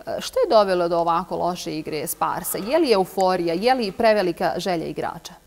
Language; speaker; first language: Croatian; native; Croatian